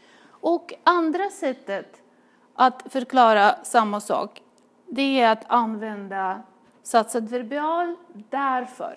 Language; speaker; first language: Swedish; non-native, fluent; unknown